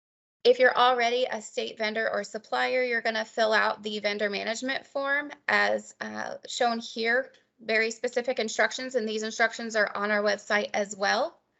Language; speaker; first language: English; native; English